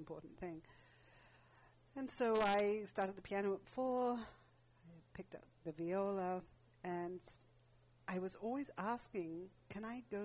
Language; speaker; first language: English; native; English